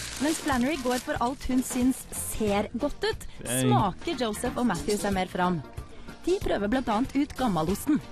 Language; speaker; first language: Norwegian; native; Norwegian